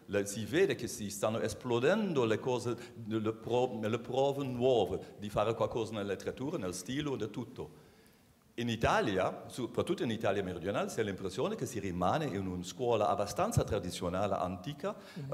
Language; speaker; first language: Italian; non-native, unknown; Dutch